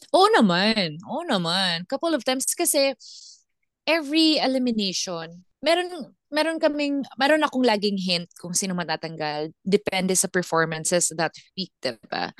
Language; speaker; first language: Filipino; non-native, local second language; Cebuano